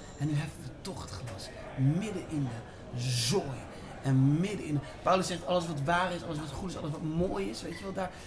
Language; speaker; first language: Dutch; native; Dutch